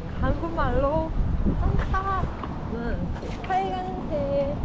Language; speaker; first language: Korean; non-native, learner; Japanese